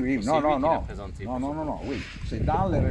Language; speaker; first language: French; non-native, learner; Italian